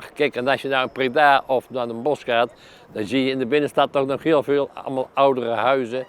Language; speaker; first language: Dutch; native; Dutch